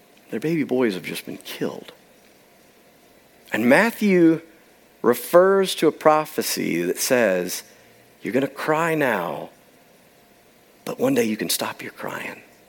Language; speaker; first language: English; native; English